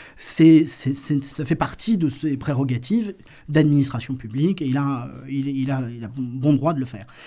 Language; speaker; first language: French; native; French